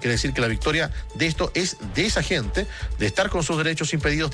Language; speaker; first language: Spanish; native; Spanish